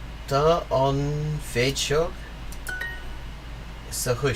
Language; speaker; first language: Irish; non-native, learner; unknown